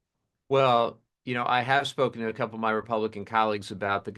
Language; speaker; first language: English; native; English